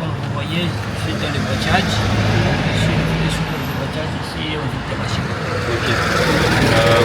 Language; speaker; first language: French; non-native, local second language; Malagasy